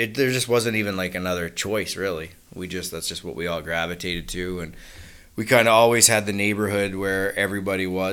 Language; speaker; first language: English; native; English